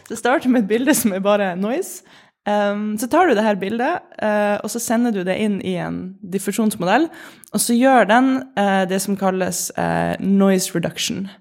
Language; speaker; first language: Norwegian; native; Norwegian